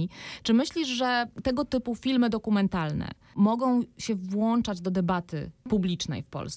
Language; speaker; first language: Polish; native; Polish